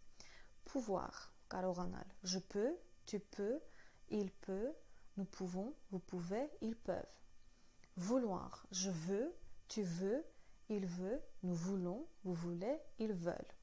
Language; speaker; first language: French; non-native, fluent; Armenian